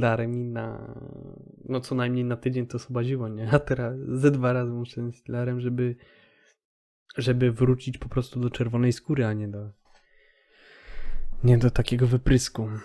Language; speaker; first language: Polish; native; Polish